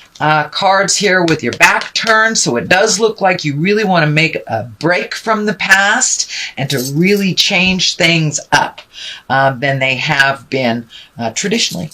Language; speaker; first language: English; native; English